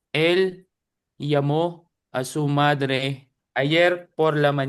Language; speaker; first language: Spanish; non-native, learner; Filipino